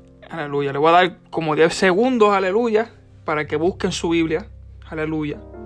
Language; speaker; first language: Spanish; early bilingual, heritage; Spanish